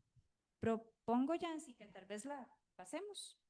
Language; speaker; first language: Spanish; native; Spanish